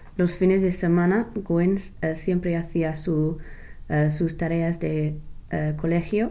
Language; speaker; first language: Spanish; non-native, learner; English